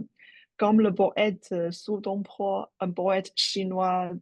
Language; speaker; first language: French; non-native, fluent; Chinese